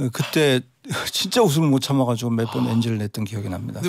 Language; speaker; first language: Korean; native; Korean